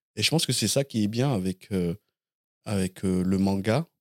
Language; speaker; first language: French; native; French